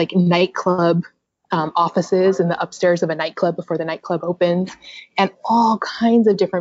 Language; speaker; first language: English; native; English